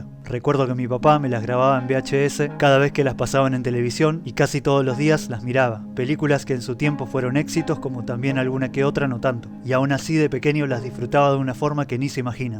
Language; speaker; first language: Spanish; native; Spanish